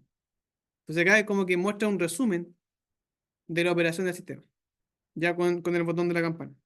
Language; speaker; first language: Spanish; native; Spanish